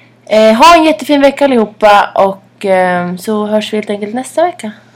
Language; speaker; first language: Swedish; native; Swedish